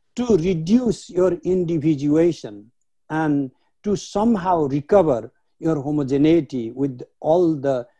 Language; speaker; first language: English; non-native, local second language; Nepali